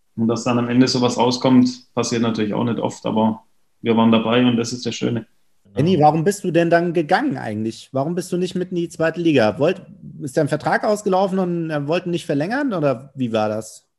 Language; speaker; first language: German; native; German